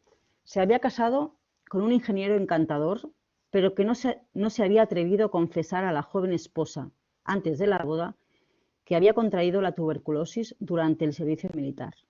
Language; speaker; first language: Spanish; native; Spanish